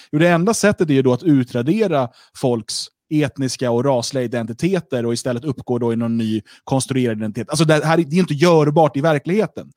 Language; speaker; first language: Swedish; native; Swedish